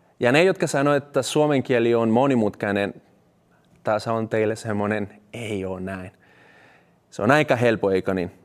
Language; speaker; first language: Finnish; non-native, fluent; Spanish